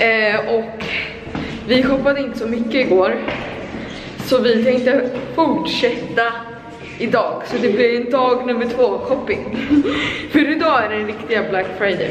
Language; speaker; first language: Swedish; native; Swedish